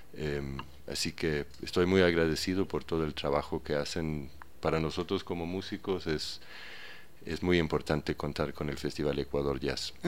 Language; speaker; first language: Spanish; non-native, fluent; Danish